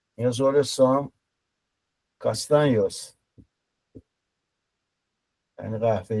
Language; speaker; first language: Portuguese; non-native, fluent; Persian